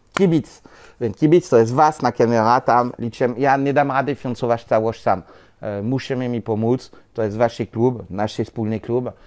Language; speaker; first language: Polish; non-native, learner; French